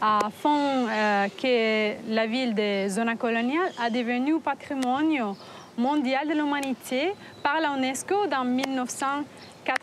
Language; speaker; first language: French; non-native, fluent; Spanish